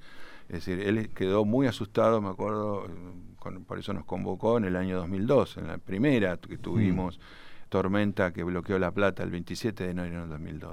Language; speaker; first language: Spanish; native; Spanish